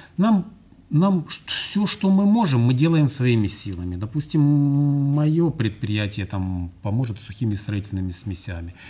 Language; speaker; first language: Russian; native; Russian